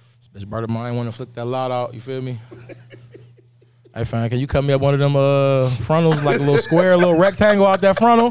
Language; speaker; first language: English; native; English